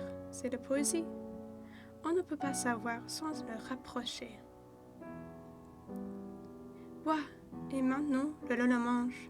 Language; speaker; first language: French; non-native, learner; English